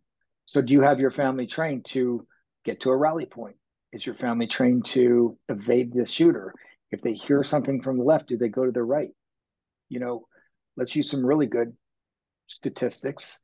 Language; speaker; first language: English; native; English